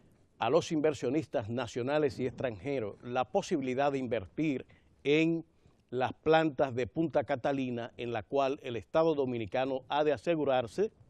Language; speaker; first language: Spanish; native; Spanish